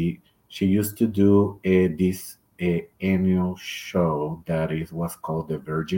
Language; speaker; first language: English; non-native, fluent; Spanish